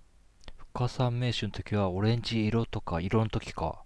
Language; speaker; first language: Japanese; native; Japanese